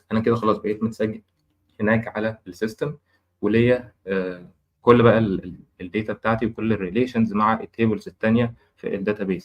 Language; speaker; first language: Arabic; native; Arabic